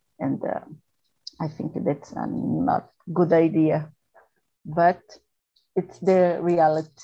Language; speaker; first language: English; non-native, learner; Portuguese